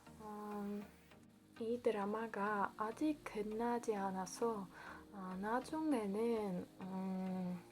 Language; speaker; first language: Korean; non-native, learner; Polish